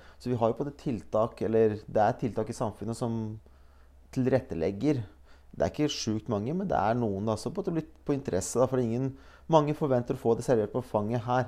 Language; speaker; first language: Norwegian; early bilingual, other home language; Bosnian